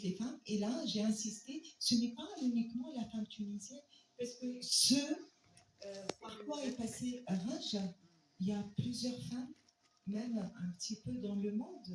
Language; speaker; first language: French; non-native, local second language; Arabic